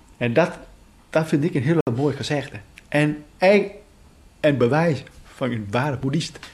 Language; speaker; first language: Dutch; non-native, fluent; Vietnamese